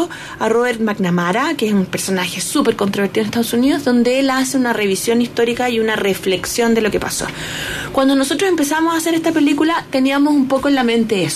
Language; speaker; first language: Spanish; native; Spanish